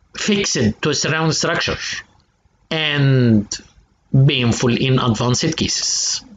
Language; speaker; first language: English; non-native, fluent; Arabic